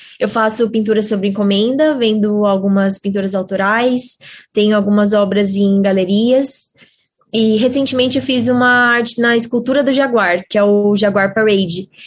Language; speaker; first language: Portuguese; native; Portuguese